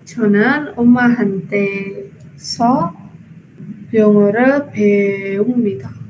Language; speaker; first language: Korean; non-native, learner; Indonesian